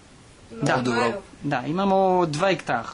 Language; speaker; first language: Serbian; non-native, learner; French